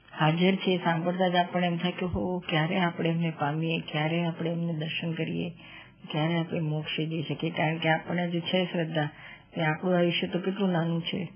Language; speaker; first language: Gujarati; native; Gujarati